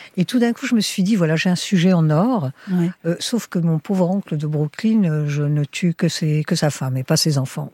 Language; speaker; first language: French; early bilingual, heritage; French